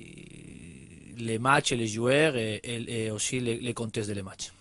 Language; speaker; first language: French; non-native, learner; Spanish